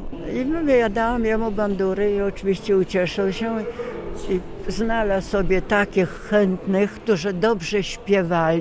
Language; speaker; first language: Polish; non-native, local second language; Ukrainian